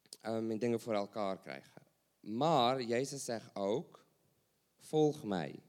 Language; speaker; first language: Dutch; non-native, learner; English